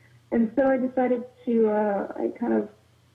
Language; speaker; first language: English; native; English